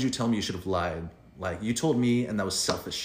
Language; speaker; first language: English; early bilingual, other home language; Spanish